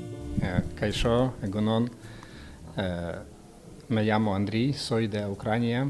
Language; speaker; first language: Spanish; non-native, learner; Ukrainian